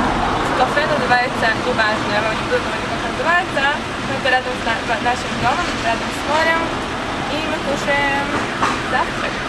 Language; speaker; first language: Russian; early bilingual, heritage; Russian